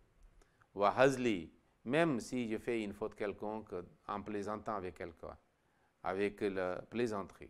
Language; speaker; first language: French; non-native, local second language; Wolof